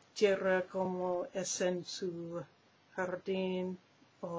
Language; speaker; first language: Spanish; non-native, learner; English